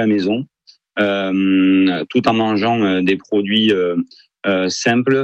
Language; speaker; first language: French; native; French